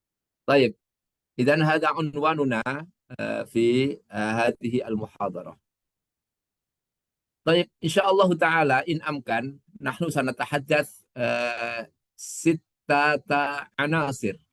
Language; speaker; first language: Arabic; non-native, fluent; Indonesian